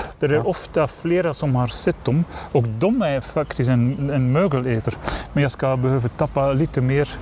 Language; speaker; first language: Swedish; non-native, learner; Dutch